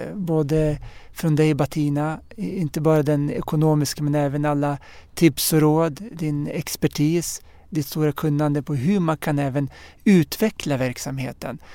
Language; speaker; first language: Swedish; early bilingual, other home language; Arabic